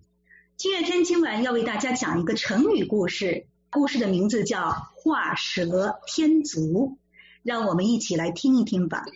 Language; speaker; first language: Chinese; native; Chinese